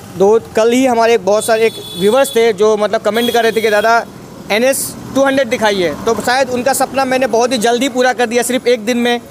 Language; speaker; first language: Hindi; non-native, local second language; Bangla